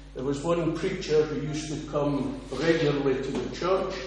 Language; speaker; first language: English; native; English